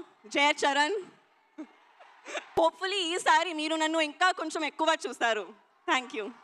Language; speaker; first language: Telugu; non-native, learner; Hindi